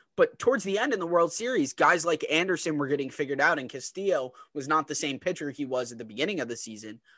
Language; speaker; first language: English; native; English